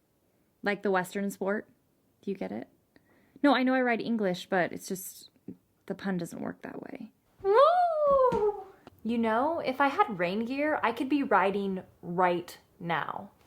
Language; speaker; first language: English; native; English